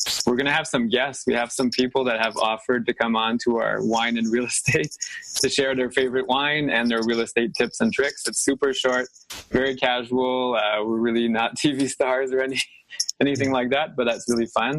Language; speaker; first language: English; non-native, fluent; French